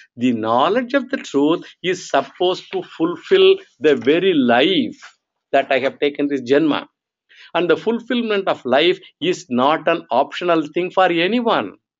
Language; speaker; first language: English; non-native, local second language; Tamil